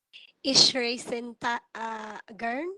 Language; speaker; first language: German; non-native, learner; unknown